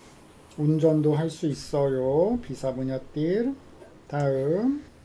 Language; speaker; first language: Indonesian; non-native, fluent; Korean